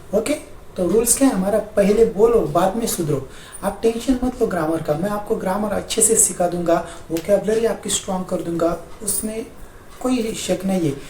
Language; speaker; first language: Hindi; non-native, local second language; Marathi